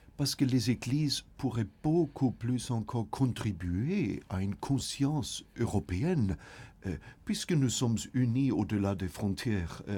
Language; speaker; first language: French; non-native, fluent; German